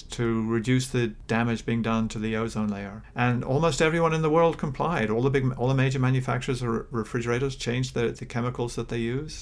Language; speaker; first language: English; native; English